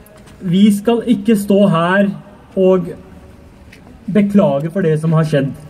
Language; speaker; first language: Norwegian; early bilingual, other home language; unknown